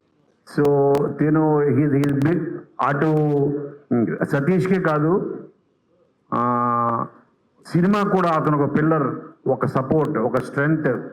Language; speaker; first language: Telugu; native; Telugu